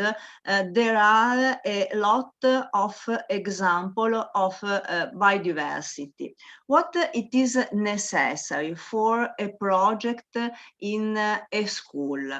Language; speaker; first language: English; non-native, learner; Italian